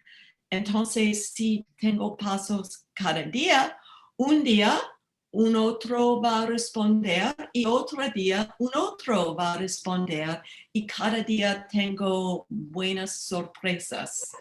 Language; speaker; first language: Spanish; non-native, learner; English